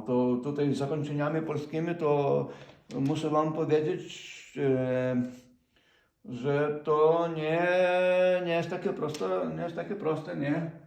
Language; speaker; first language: Polish; non-native, fluent; Ukrainian